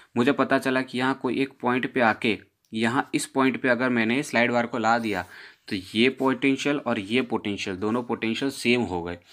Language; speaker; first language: Hindi; non-native, local second language; Gujarati